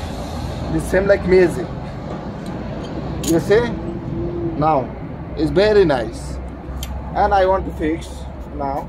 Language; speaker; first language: English; non-native, learner; Bangla